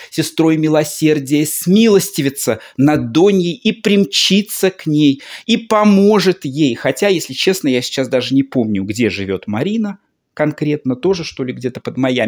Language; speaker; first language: Russian; native; Russian